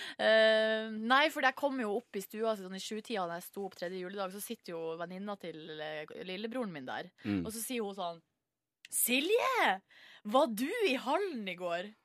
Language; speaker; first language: Norwegian; native; Norwegian